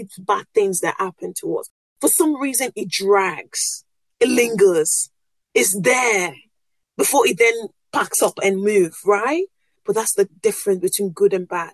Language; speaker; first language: English; non-native, local second language; Yoruba